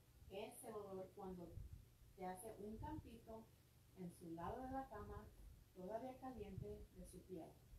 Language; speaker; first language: Spanish; early bilingual, heritage; Spanish